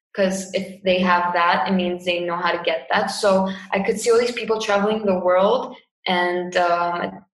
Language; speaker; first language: English; non-native, fluent; Greek